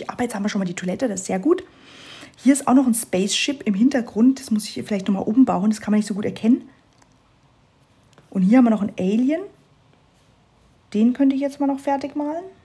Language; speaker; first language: German; native; German